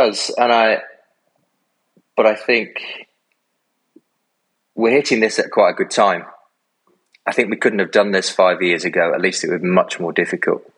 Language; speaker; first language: English; native; English